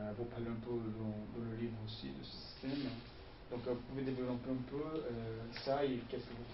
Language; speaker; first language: French; non-native, fluent; Portuguese